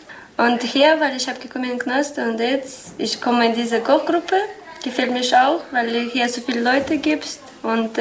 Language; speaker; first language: German; non-native, learner; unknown